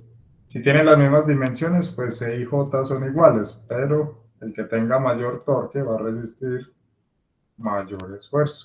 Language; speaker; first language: Spanish; native; Spanish